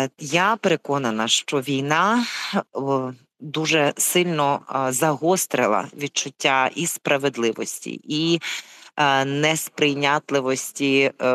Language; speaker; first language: Ukrainian; native; Ukrainian